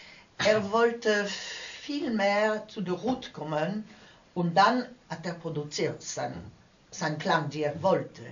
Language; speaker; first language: German; non-native, fluent; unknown